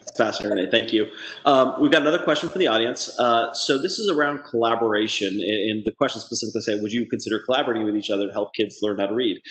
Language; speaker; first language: English; native; English